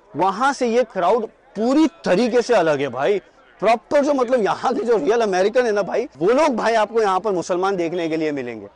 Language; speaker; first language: Hindi; non-native, local second language; Urdu